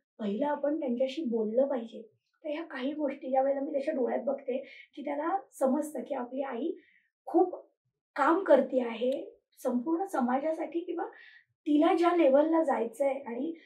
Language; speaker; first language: Marathi; native; Marathi